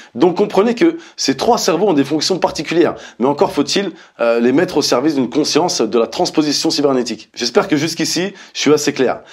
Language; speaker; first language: French; native; French